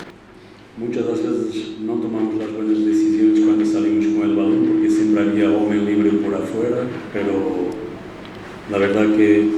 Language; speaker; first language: Spanish; non-native, fluent; Portuguese